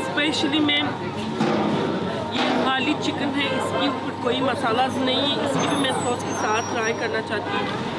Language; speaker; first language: Hindi; non-native, learner; Turkish